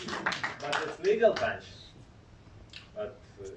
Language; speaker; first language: English; non-native, learner; Ukrainian